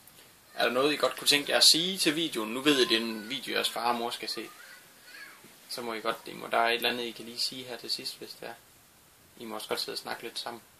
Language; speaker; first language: Danish; native; Danish